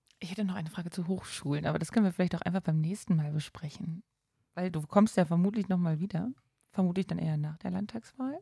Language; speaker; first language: German; native; German